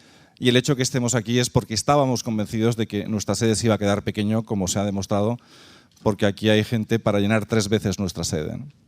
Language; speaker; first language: Spanish; native; Spanish